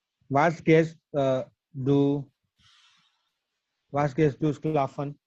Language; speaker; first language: German; non-native, learner; Gujarati